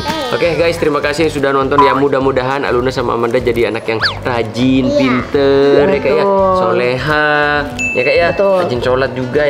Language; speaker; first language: Indonesian; native; Indonesian